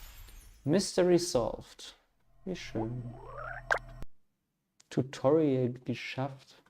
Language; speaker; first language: German; native; German